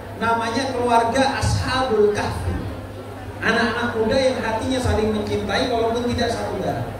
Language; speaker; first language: Indonesian; non-native, local second language; Madurese